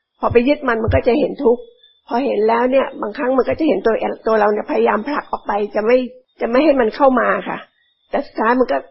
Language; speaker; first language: Thai; native; Thai